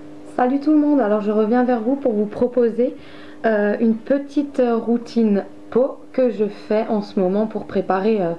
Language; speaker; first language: French; native; French